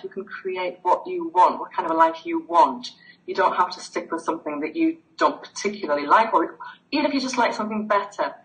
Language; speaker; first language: English; native; English